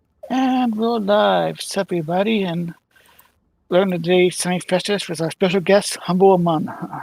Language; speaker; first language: English; native; English